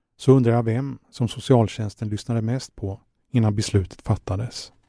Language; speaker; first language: Swedish; native; Swedish